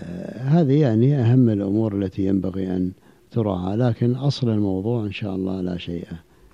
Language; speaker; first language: Arabic; native; Arabic